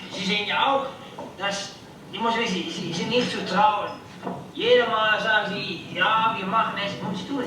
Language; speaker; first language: German; non-native, learner; Dutch